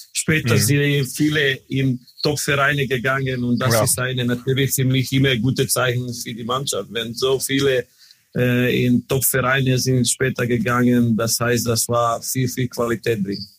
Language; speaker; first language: German; non-native, learner; Croatian